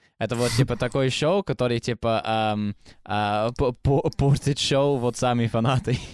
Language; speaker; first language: Russian; non-native, fluent; English